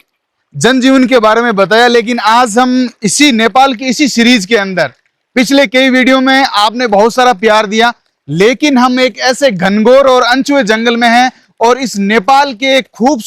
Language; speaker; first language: Hindi; native; Hindi